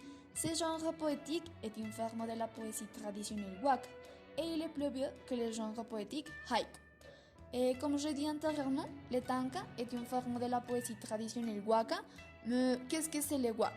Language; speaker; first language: French; non-native, learner; Spanish